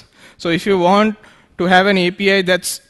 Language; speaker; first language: English; non-native, local second language; Sinhala